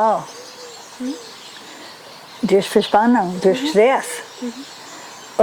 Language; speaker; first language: German; non-native, learner; English